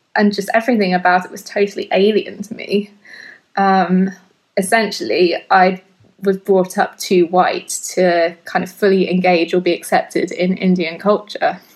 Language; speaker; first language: English; early bilingual, other home language; Hindi